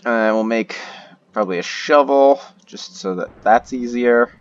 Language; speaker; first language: English; native; English